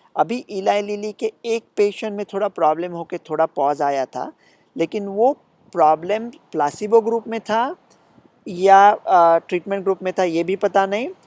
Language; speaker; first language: Hindi; non-native, local second language; Marathi